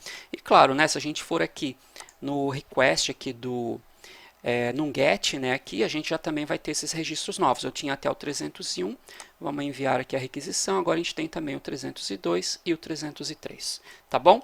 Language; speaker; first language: Portuguese; native; Portuguese